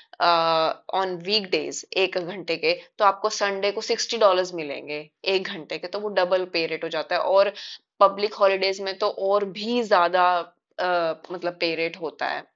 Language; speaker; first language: Hindi; native; Hindi